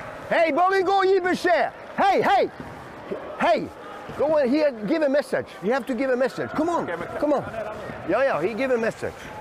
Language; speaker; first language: English; non-native, fluent; Norwegian